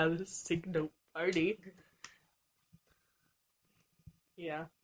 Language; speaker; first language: English; native; English